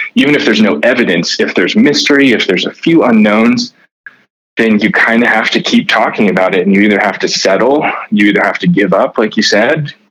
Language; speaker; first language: English; native; English